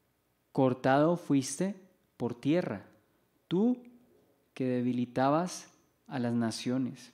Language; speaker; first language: Spanish; native; Spanish